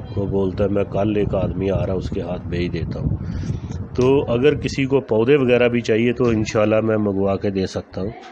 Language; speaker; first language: Urdu; native; Urdu